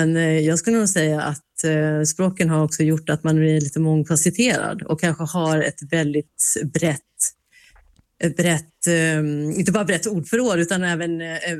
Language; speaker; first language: Swedish; native; Swedish